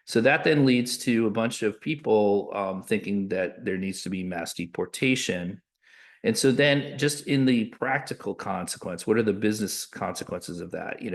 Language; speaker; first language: English; native; English